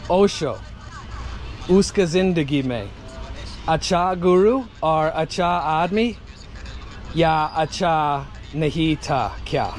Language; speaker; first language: Hindi; non-native, learner; English